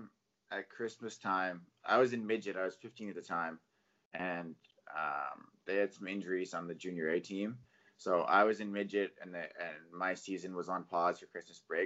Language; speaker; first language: English; native; English